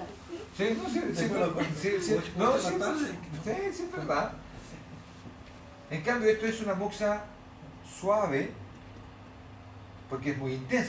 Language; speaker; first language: Spanish; native; Spanish